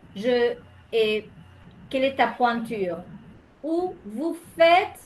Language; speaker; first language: French; non-native, fluent; Spanish